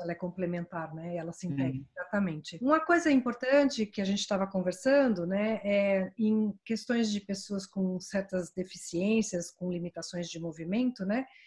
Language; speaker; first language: Portuguese; native; Portuguese